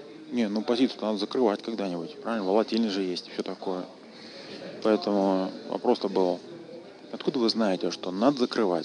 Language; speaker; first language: Russian; native; Russian